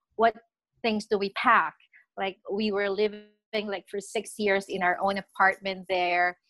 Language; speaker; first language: English; non-native, local second language; Filipino